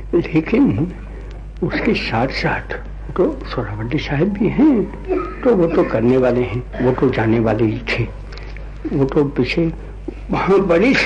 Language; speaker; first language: Hindi; non-native, local second language; Gujarati